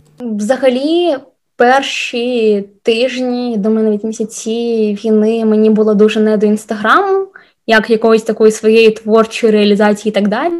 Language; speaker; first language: Ukrainian; non-native, local second language; Russian